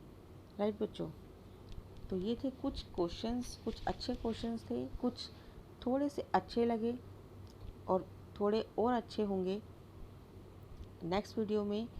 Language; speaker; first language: Hindi; native; Hindi